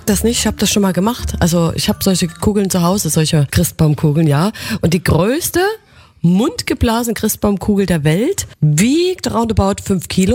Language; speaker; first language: German; native; German